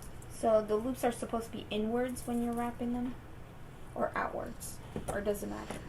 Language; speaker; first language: English; native; English